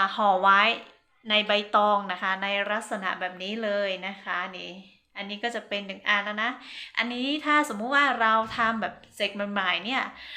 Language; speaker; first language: Thai; non-native, local second language; Hmong